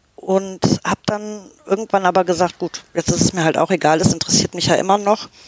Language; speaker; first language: German; early bilingual, other home language; English